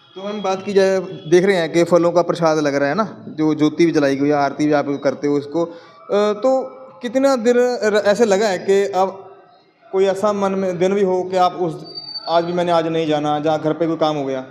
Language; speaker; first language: Hindi; non-native, local second language; Punjabi